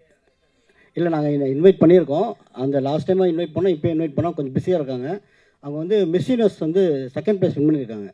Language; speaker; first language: Tamil; native; Tamil